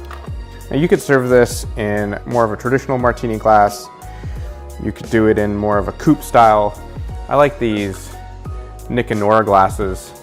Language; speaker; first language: English; native; English